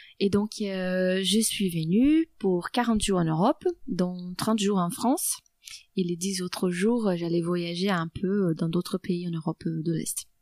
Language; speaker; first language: French; non-native, fluent; Portuguese